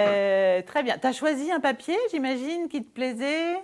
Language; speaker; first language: French; native; French